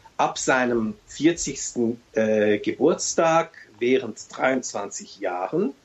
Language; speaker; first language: German; early bilingual, other home language; Turkish